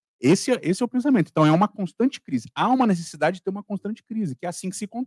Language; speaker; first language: Portuguese; native; Portuguese